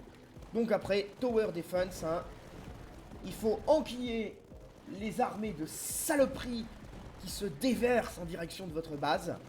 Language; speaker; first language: French; native; French